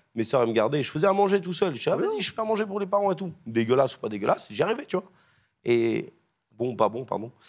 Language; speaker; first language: French; native; French